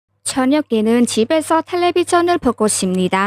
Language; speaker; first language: Korean; non-native, fluent; Khmer